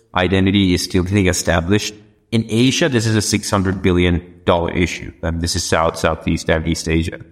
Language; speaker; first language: English; non-native, local second language; Sinhala